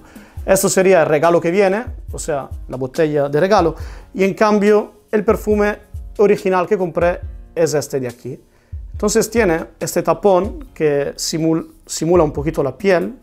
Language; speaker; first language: Spanish; non-native, fluent; Italian